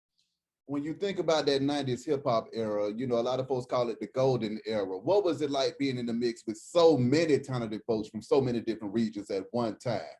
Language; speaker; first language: English; native; English